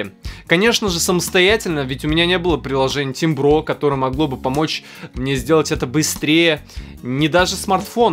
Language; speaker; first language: Russian; native; Russian